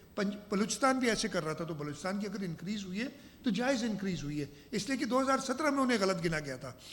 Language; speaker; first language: Urdu; non-native, local second language; Sindhi